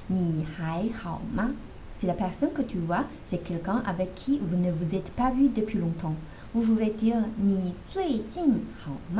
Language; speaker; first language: French; non-native, fluent; Chinese